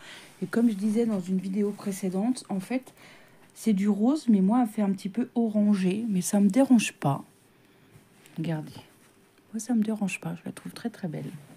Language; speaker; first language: French; native; French